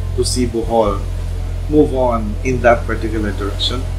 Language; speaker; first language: English; non-native, local second language; Cebuano